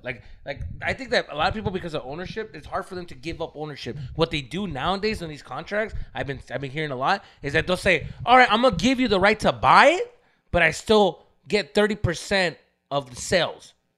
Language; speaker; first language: English; early bilingual, other home language; Spanish